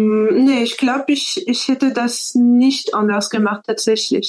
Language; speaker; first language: German; non-native, fluent; French